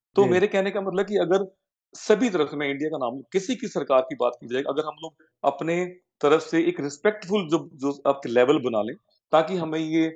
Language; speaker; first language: Hindi; native; Hindi